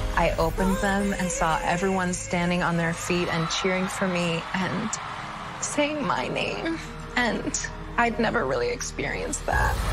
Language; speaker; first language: English; native; English